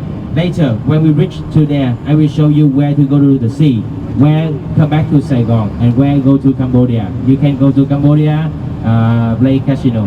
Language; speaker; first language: English; non-native, learner; Vietnamese